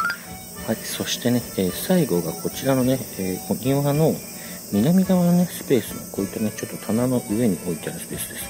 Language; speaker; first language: Japanese; native; Japanese